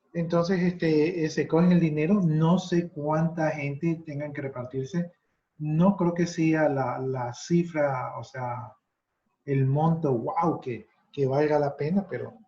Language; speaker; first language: Spanish; native; Spanish